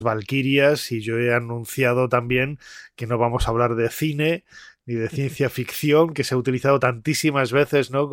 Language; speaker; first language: Spanish; native; Spanish